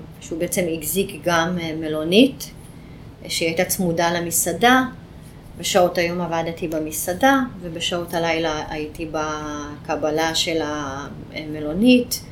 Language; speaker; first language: Hebrew; non-native, fluent; Hungarian